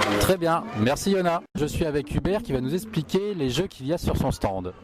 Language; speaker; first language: French; native; French